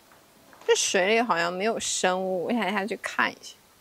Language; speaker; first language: Chinese; native; Chinese